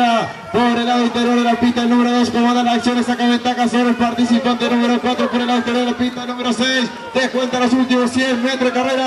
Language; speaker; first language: Spanish; native; Spanish